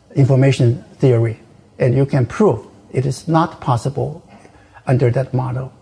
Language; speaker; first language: English; non-native, fluent; Chinese